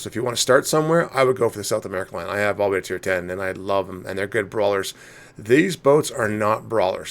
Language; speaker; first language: English; native; English